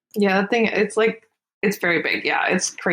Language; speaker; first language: English; native; English